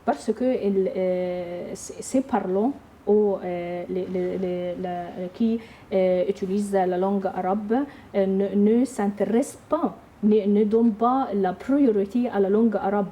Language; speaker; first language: French; non-native, learner; Arabic